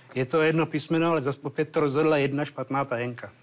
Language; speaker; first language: Czech; native; Czech